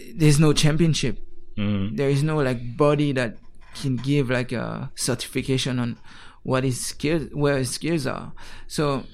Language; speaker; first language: English; non-native, fluent; French